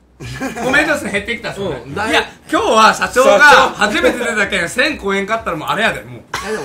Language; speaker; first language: Japanese; native; Japanese